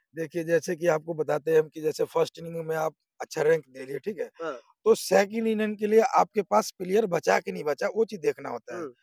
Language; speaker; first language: Hindi; native; Hindi